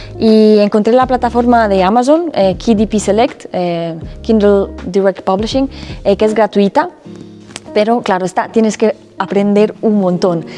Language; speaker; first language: Spanish; early bilingual, other home language; Romanian